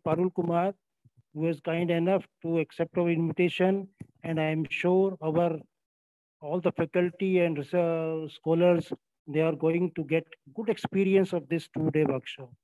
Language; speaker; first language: English; non-native, local second language; Hindi